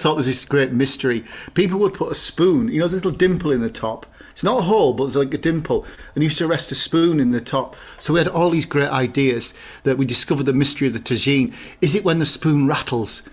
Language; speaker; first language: English; native; English